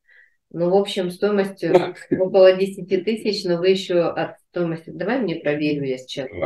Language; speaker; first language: Russian; native; Russian